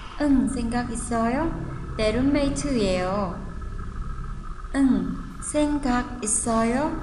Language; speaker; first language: Korean; non-native, fluent; Vietnamese